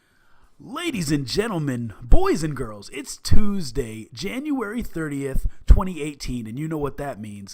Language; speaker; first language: English; native; English